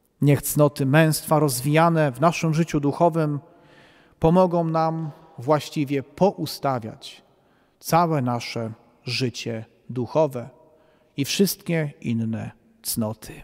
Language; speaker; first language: Polish; native; Polish